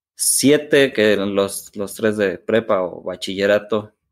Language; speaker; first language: Spanish; native; Spanish